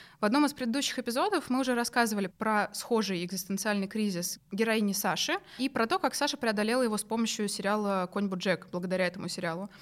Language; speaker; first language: Russian; native; Russian